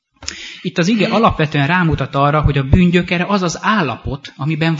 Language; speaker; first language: Hungarian; native; Hungarian